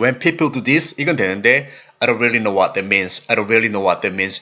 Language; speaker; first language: English; non-native, learner; Korean